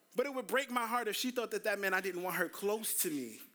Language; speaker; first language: English; native; English